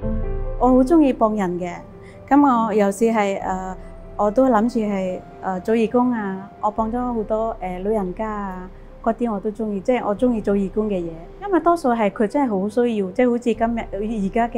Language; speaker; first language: Cantonese; non-native, fluent; Indonesian